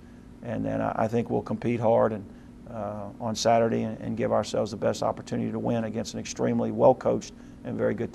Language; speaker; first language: English; native; English